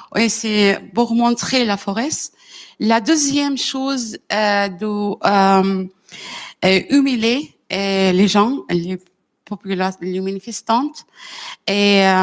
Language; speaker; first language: French; non-native, learner; Arabic